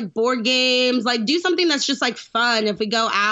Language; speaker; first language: English; native; English